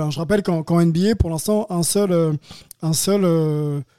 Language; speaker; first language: French; native; French